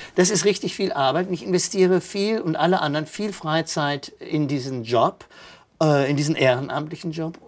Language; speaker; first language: German; native; German